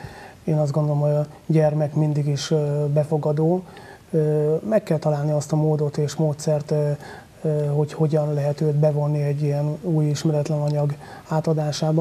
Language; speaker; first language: Hungarian; native; Hungarian